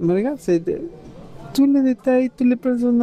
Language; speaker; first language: French; non-native, fluent; Spanish